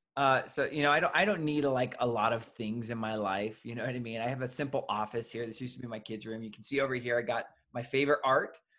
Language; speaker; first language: English; native; English